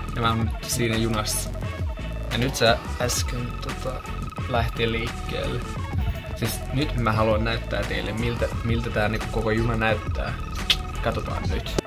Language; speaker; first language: Finnish; non-native, fluent; Russian